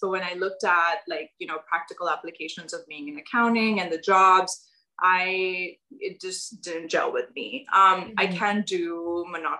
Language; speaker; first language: English; non-native, local second language; Urdu